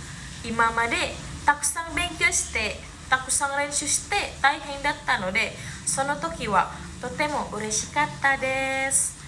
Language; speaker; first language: Japanese; non-native, learner; Indonesian